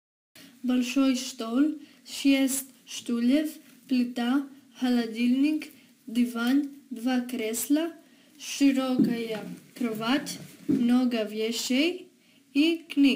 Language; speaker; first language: Russian; non-native, learner; Greek